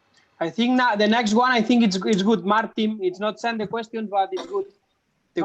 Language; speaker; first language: English; non-native, learner; Spanish